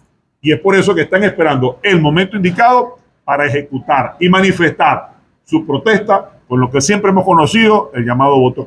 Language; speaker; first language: Spanish; native; Spanish